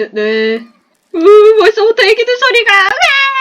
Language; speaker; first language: Korean; native; Korean